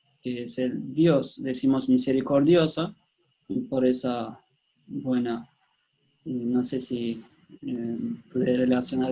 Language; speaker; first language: Spanish; non-native, fluent; Turkish